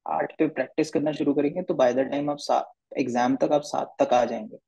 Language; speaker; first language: Hindi; native; Hindi